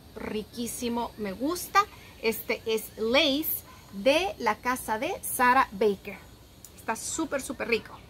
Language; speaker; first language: Spanish; native; Spanish